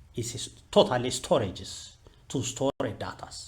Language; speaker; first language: English; non-native, local second language; Amharic